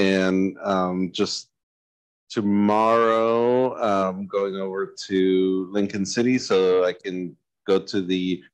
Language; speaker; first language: English; native; English